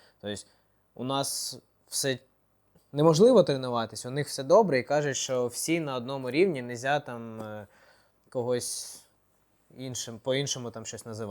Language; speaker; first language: Ukrainian; non-native, local second language; Russian